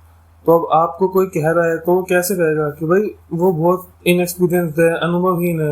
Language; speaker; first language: Hindi; native; Hindi